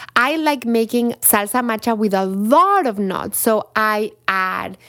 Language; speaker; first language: English; non-native, fluent; Spanish